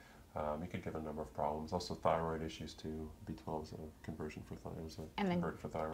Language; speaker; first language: English; native; English